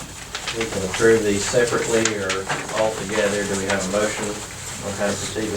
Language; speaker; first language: English; native; English